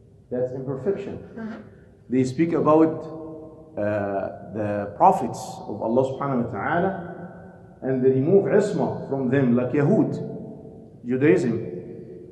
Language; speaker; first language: English; non-native, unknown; Arabic